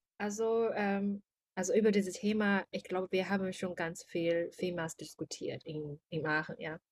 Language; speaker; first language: German; non-native, learner; Chinese